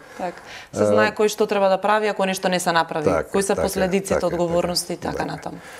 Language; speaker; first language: Macedonian; native; Macedonian